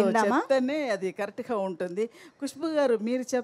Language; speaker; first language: Telugu; non-native, learner; Tamil